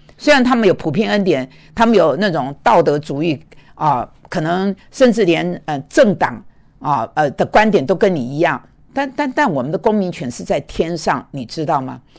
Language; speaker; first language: Chinese; native; Chinese